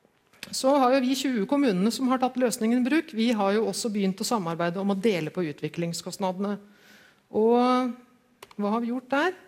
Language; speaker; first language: Norwegian; native; Norwegian